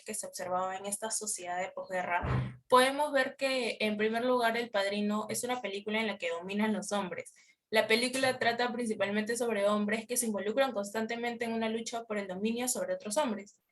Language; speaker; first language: Spanish; native; Spanish